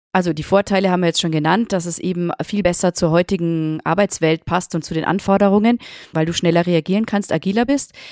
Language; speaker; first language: German; native; German